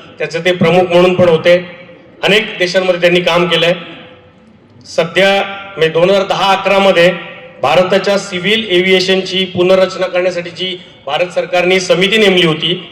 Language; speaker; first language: Marathi; native; Marathi